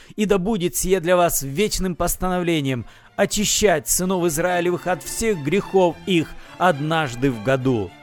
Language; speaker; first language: Russian; native; Russian